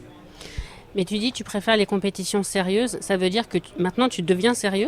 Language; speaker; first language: French; native; French